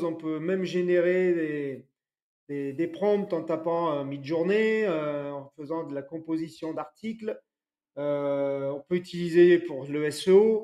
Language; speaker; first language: French; native; French